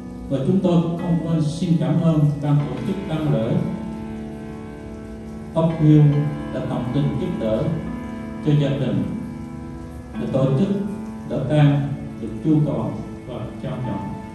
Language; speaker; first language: Vietnamese; native; Vietnamese